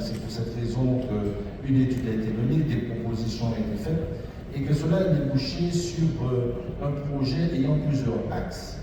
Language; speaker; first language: French; native; French